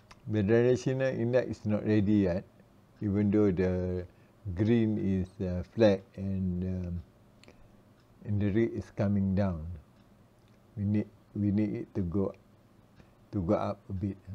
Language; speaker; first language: English; non-native, local second language; Malay